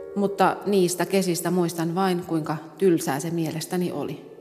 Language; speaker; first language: Finnish; non-native, fluent; Portuguese